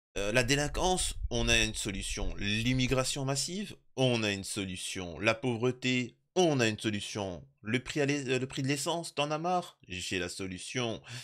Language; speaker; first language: French; native; French